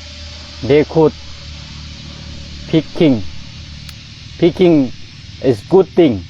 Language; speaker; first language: English; non-native, learner; Thai